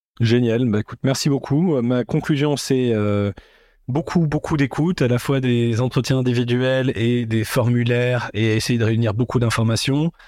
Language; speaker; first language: French; native; French